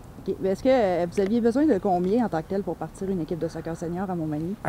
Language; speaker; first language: French; native; French